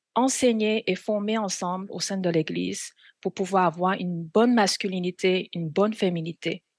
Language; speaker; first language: French; non-native, fluent; Korean